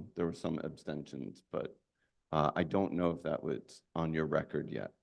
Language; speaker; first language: English; native; English